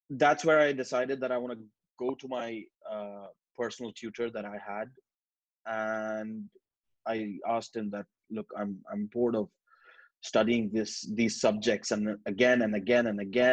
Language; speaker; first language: English; non-native, local second language; Urdu